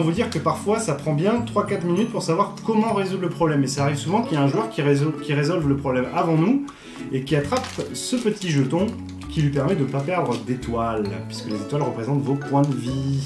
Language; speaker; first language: French; native; French